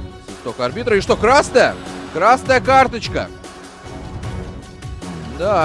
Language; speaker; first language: Russian; native; Russian